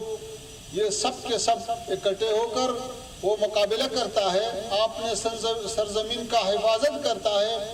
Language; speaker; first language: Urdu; non-native, fluent; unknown